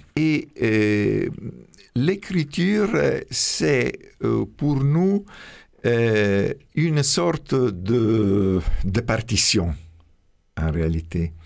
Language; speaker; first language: French; non-native, fluent; Italian